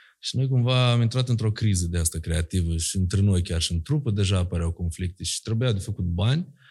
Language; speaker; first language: Romanian; native; Romanian